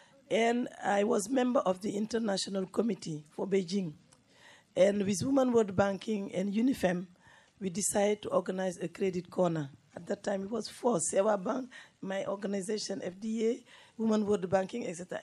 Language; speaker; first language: English; non-native, fluent; Wolof